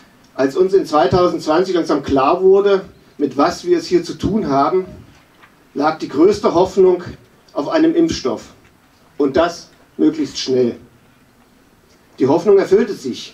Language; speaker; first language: German; native; German